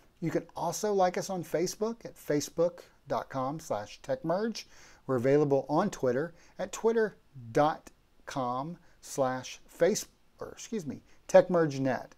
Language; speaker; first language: English; native; English